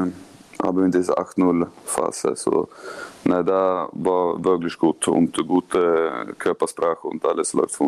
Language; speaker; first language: German; non-native, learner; Swedish